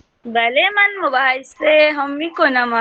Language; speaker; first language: Persian; non-native, learner; Urdu